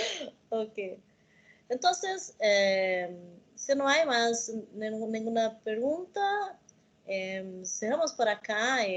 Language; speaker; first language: Spanish; non-native, learner; Portuguese